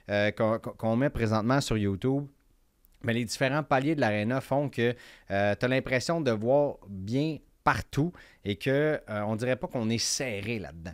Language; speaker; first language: French; native; French